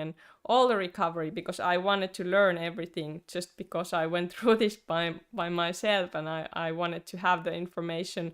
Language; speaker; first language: English; non-native, fluent; Finnish